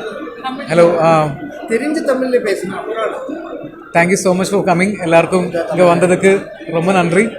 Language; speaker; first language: Tamil; non-native, learner; Malayalam